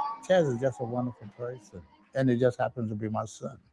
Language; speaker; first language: English; native; English